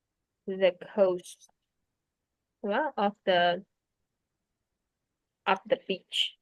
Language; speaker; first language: English; non-native, fluent; Indonesian